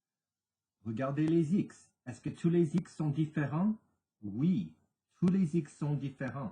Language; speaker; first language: French; non-native, local second language; English